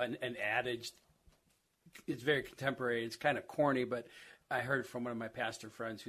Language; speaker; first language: English; native; English